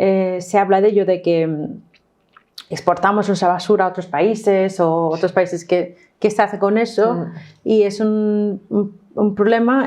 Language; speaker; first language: Spanish; non-native, fluent; English